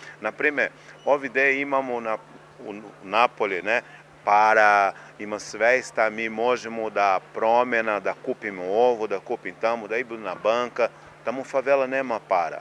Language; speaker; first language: Serbian; non-native, learner; Portuguese